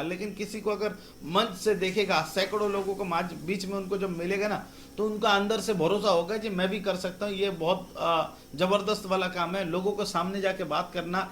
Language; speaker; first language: Hindi; non-native, local second language; Bangla